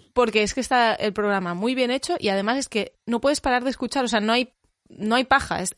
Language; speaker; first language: Spanish; native; Spanish